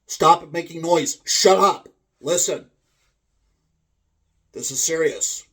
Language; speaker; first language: English; native; English